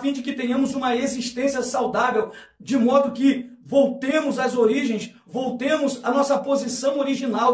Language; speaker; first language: Portuguese; native; Portuguese